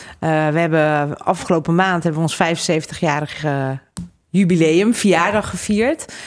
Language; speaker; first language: Dutch; early bilingual, other home language; Hungarian